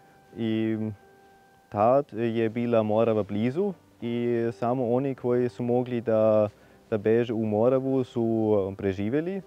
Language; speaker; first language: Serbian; non-native, fluent; German